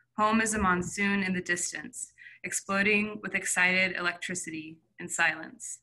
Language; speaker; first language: English; native; English